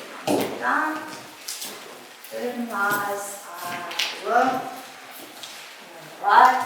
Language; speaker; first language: English; non-native, learner; Kazakh